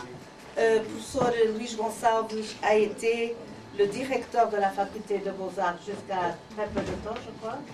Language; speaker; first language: French; non-native, fluent; Portuguese